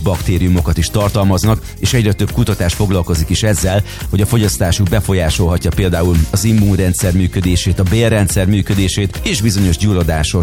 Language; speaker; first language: Hungarian; native; Hungarian